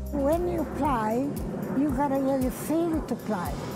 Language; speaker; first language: English; non-native, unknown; Italian